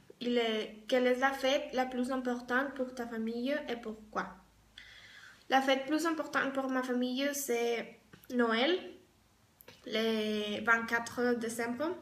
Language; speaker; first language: French; non-native, learner; Spanish